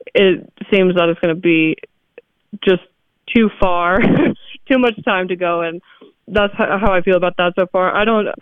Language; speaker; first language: English; native; English